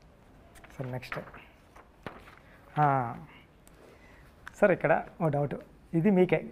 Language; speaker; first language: Telugu; native; Telugu